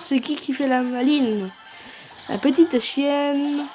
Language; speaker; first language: French; native; French